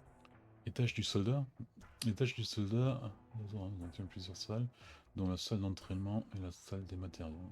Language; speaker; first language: French; native; French